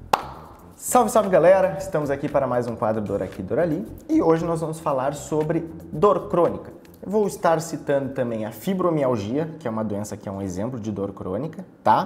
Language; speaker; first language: Portuguese; native; Portuguese